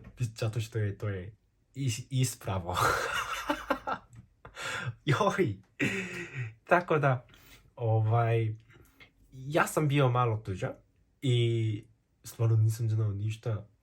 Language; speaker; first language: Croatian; non-native, fluent; Korean